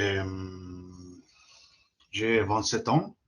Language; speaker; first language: French; non-native, fluent; Spanish